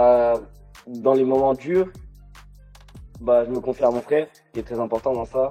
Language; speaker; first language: French; native; French